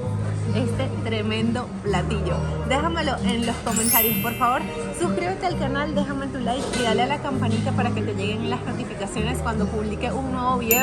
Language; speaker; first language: Spanish; native; Spanish